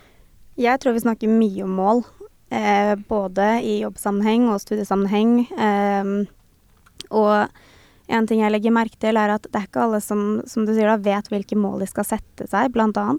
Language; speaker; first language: Norwegian; native; Norwegian